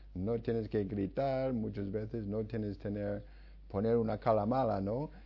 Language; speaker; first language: Spanish; non-native, fluent; English